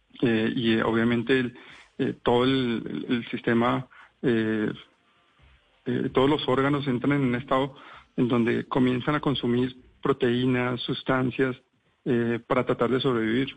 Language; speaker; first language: Spanish; native; Spanish